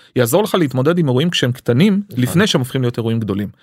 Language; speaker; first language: Hebrew; early bilingual, other home language; English